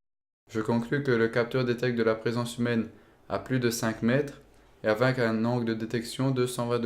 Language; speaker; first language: French; native; French